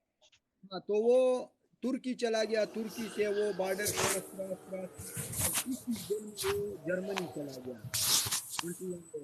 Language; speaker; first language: Hindi; non-native, local second language; Pashto